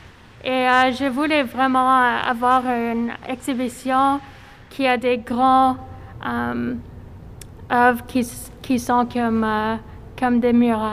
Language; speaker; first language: French; non-native, fluent; English